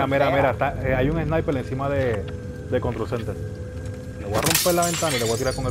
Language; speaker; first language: Spanish; native; Spanish